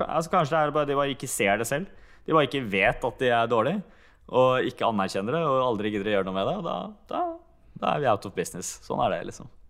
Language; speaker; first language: Norwegian; early bilingual, other home language; Hungarian